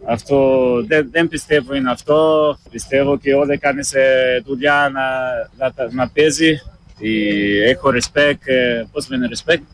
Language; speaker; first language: Greek; non-native, learner; Portuguese